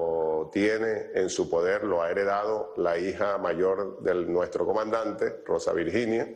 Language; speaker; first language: Spanish; native; Spanish